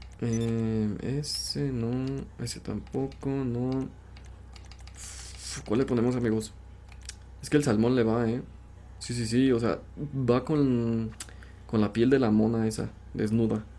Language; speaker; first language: Spanish; native; Spanish